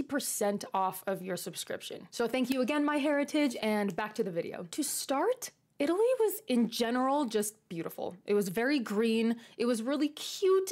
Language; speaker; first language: English; native; English